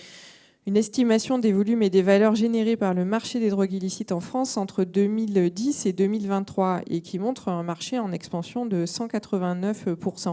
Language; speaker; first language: French; native; French